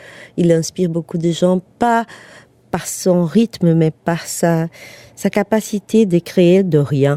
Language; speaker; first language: French; non-native, fluent; Portuguese